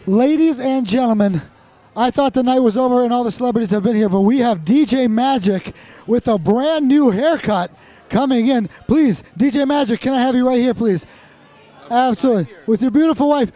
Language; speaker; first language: English; early bilingual, other home language; Russian